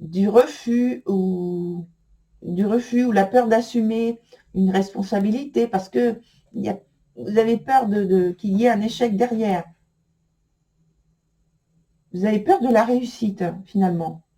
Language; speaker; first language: French; native; French